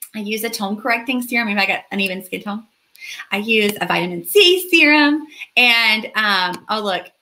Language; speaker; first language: English; native; English